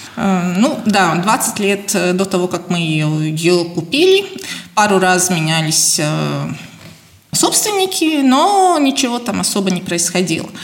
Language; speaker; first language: Russian; non-native, local second language; Latvian